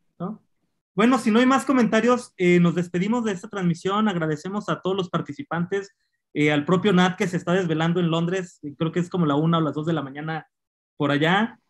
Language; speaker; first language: Spanish; native; Spanish